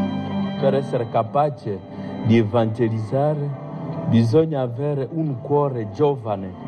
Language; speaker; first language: Italian; non-native, fluent; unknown